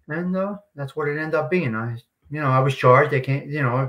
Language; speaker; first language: English; native; English